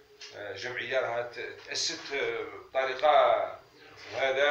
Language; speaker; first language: Arabic; native; Arabic